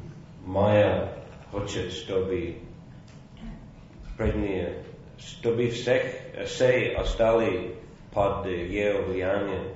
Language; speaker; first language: Russian; non-native, fluent; English